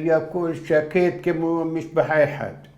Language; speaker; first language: Hebrew; non-native, fluent; Arabic